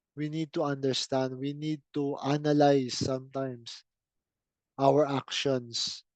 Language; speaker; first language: English; non-native, local second language; Filipino